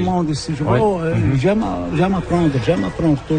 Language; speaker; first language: French; non-native, local second language; Arabic